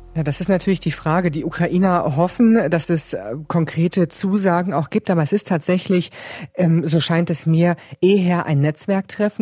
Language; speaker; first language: German; native; German